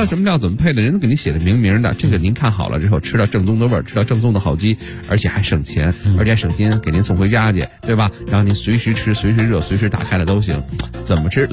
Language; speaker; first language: Chinese; native; Chinese